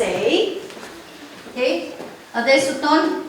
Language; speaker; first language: Italian; non-native, fluent; Bulgarian